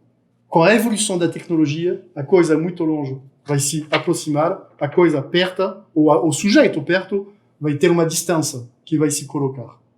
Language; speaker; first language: Portuguese; non-native, fluent; French